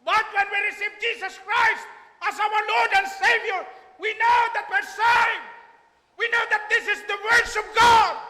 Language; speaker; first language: English; non-native, local second language; Filipino